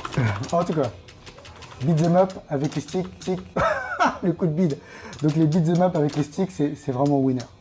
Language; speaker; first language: French; native; French